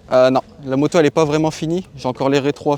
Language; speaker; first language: French; native; French